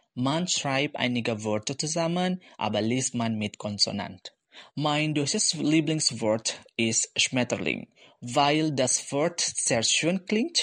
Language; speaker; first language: German; non-native, fluent; Indonesian